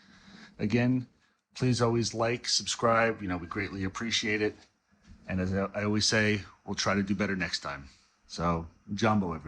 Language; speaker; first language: English; native; English